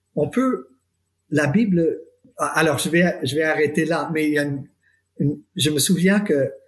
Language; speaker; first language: French; non-native, fluent; English